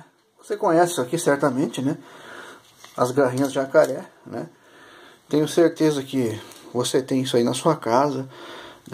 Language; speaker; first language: Portuguese; native; Portuguese